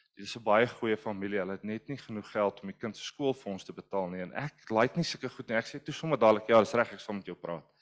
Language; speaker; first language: Afrikaans; non-native, local second language; English